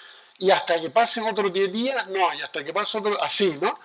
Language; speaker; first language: Spanish; native; Spanish